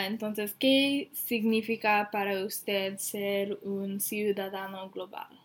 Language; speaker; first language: Spanish; non-native, learner; English